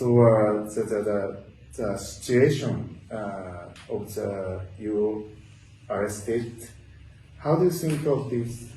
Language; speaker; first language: English; non-native, learner; Japanese